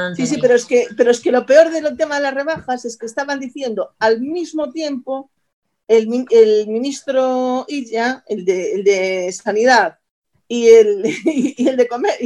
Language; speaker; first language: Spanish; native; Spanish